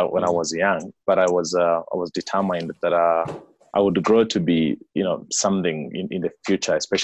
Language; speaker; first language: English; non-native, local second language; Kikuyu